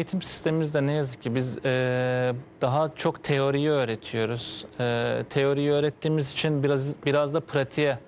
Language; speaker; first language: Turkish; native; Turkish